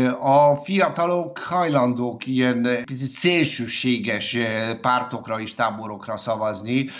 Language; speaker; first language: Hungarian; non-native, fluent; Polish